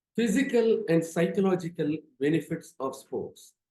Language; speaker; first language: English; non-native, local second language; Tamil